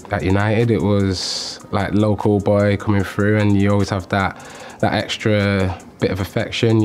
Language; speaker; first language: English; native; English